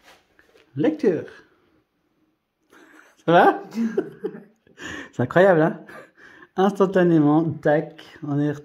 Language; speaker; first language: French; native; French